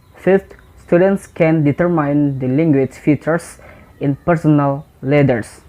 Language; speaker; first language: English; non-native, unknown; Indonesian